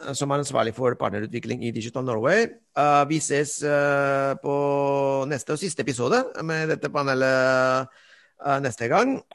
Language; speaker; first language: Norwegian; non-native, fluent; Spanish